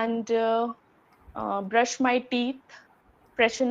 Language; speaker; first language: English; non-native, learner; Hindi